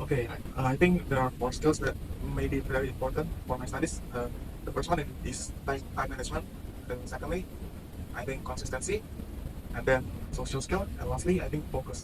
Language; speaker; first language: English; non-native, learner; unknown